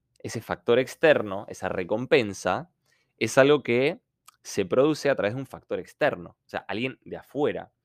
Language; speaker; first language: Spanish; non-native, fluent; Ukrainian